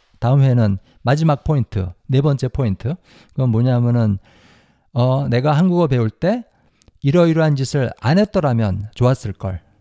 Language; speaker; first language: Korean; native; Korean